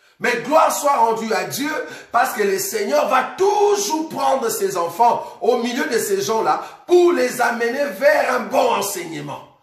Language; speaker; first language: French; non-native, local second language; Lingala